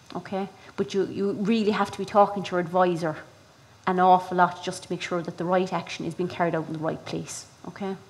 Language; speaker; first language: English; native; English